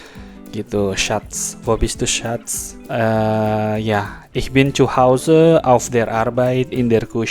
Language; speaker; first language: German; non-native, fluent; Indonesian